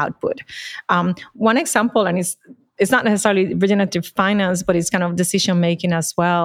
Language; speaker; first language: English; non-native, fluent; Spanish